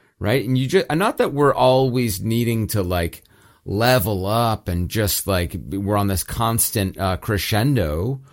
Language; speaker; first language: English; early bilingual, other home language; Italian